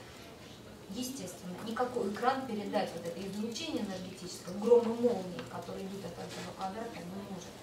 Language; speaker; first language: Russian; native; Russian